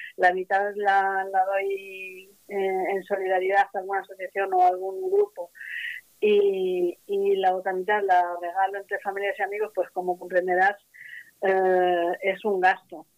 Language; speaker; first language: Spanish; native; Spanish